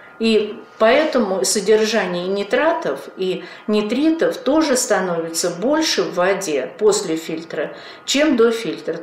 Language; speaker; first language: Russian; native; Russian